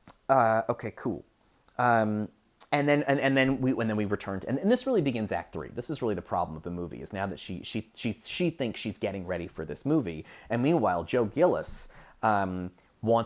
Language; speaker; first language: English; native; English